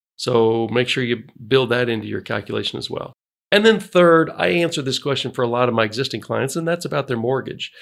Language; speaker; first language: English; native; English